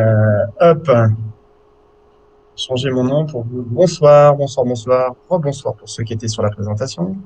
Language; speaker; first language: French; native; French